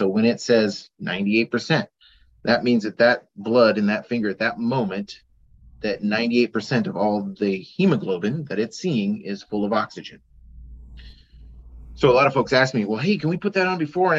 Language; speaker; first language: English; native; English